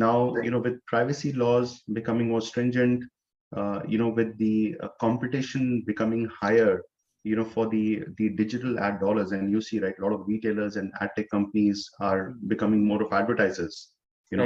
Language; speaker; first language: English; non-native, local second language; Hindi